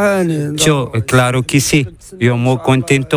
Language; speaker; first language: Spanish; non-native, learner; Arabic